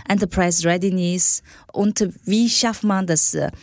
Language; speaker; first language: German; non-native, fluent; Chinese